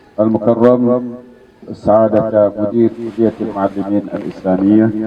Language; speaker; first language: Arabic; non-native, fluent; Indonesian